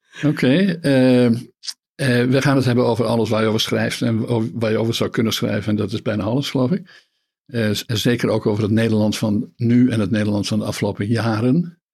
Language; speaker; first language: Dutch; native; Dutch